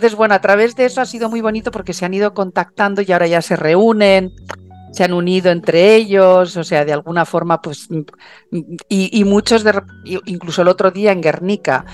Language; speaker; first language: Spanish; native; Spanish